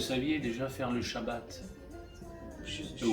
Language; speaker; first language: French; native; French